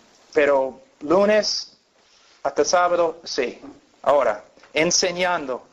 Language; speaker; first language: Spanish; non-native, fluent; English